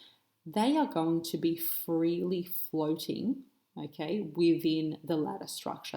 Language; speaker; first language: English; native; English